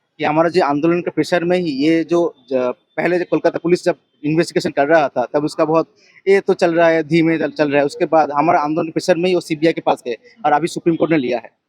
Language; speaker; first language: Hindi; non-native, local second language; Bangla